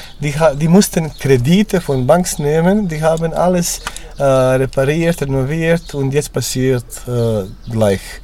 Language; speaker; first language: German; non-native, learner; Bosnian